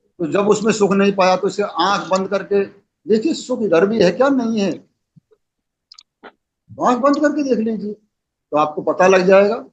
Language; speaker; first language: Hindi; native; Hindi